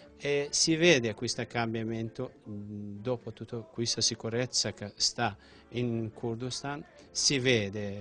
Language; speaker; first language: Italian; non-native, fluent; Central Kurdish